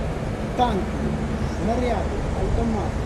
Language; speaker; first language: Russian; non-native, local second language; Ukrainian